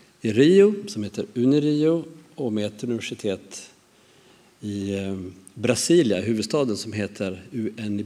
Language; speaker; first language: Swedish; native; Swedish